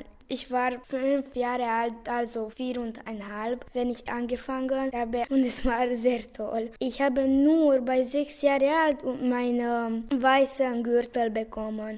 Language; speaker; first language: German; non-native, local second language; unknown